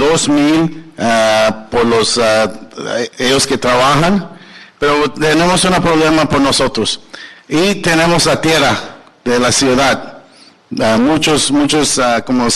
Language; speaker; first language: Spanish; early bilingual, heritage; English